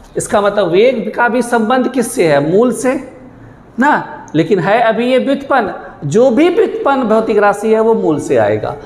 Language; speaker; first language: Hindi; native; Hindi